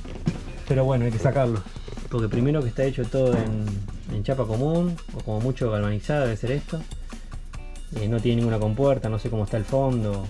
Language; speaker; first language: Spanish; native; Spanish